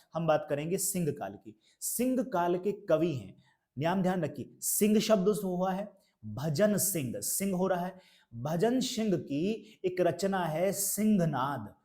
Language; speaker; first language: Hindi; native; Hindi